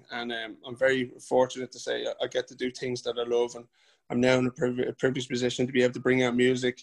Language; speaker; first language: English; native; English